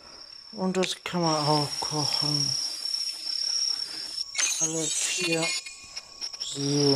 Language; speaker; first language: German; non-native, learner; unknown